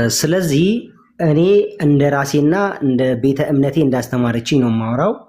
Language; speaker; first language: Amharic; non-native, local second language; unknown